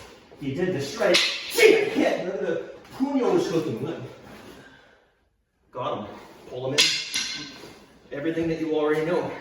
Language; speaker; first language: English; native; English